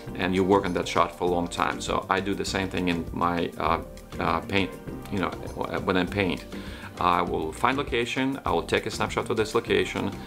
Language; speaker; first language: English; non-native, fluent; Ukrainian